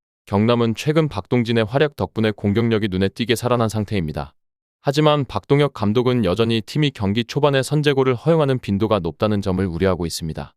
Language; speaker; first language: Korean; native; Korean